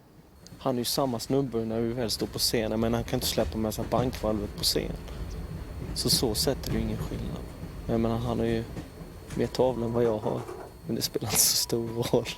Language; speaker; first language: Swedish; native; Swedish